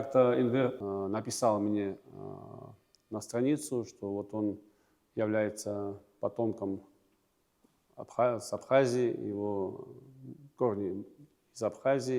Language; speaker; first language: Russian; native; Russian